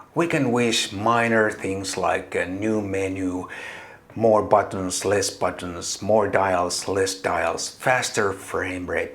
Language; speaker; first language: English; non-native, fluent; Finnish